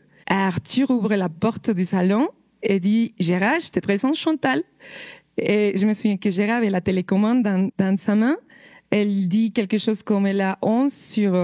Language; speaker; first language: French; non-native, fluent; Spanish